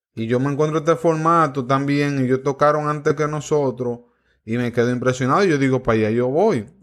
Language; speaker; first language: Spanish; native; Spanish